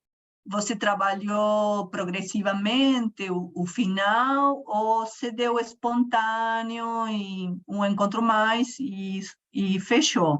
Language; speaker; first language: Portuguese; non-native, learner; Spanish